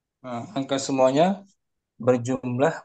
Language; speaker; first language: Indonesian; native; Indonesian